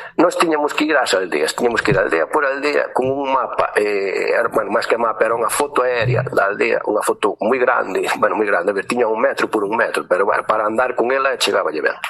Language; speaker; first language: Galician; native; Galician